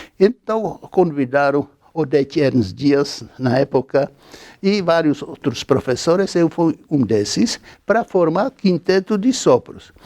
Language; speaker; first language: Portuguese; non-native, fluent; Czech